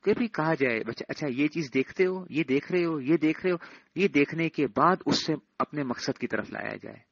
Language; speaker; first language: Urdu; native; Urdu